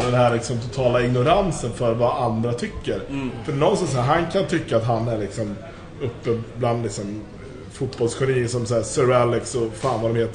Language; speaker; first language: Swedish; native; Swedish